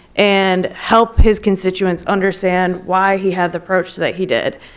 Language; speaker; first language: English; native; English